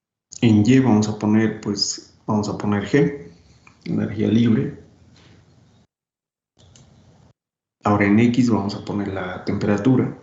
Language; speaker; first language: Spanish; native; Spanish